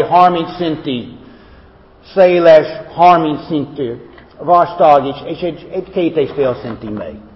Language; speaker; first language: Hungarian; non-native, fluent; English